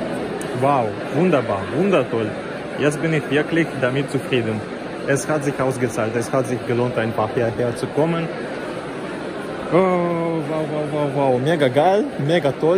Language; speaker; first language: German; non-native, learner; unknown